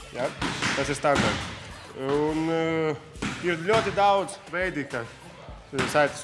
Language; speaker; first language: Latvian; non-native, learner; Russian